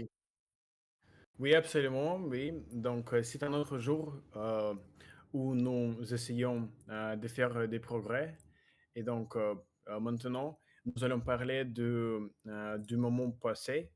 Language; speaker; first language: French; non-native, learner; Russian